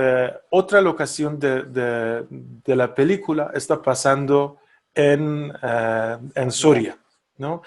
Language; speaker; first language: Spanish; non-native, fluent; Persian